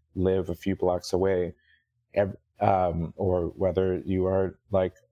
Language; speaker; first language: English; native; English